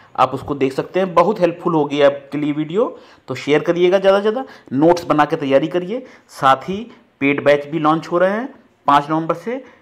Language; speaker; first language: Hindi; native; Hindi